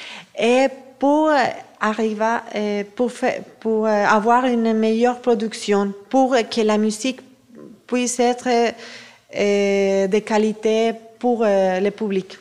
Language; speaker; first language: French; non-native, fluent; Spanish